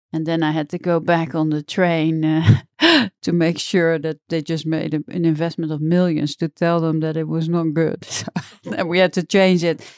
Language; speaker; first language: English; non-native, fluent; Dutch